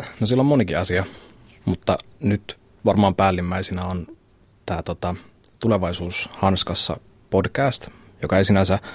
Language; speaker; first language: Finnish; native; Finnish